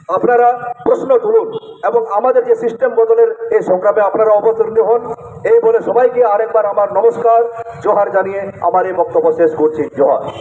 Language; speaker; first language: Bangla; native; Bangla